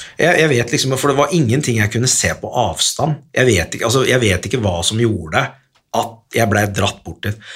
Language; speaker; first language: Norwegian; early bilingual, other home language; Arabic